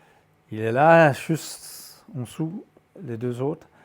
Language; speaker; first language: French; non-native, fluent; Danish